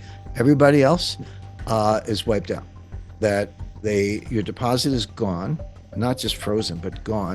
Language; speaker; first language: English; native; English